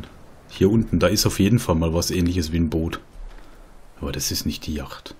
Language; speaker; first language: German; native; German